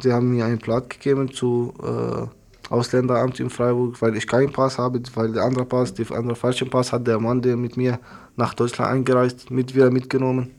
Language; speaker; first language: German; non-native, learner; Arabic